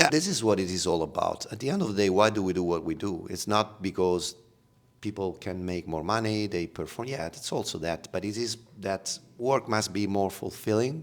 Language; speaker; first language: English; non-native, fluent; Italian